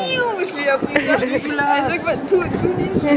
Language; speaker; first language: French; native; French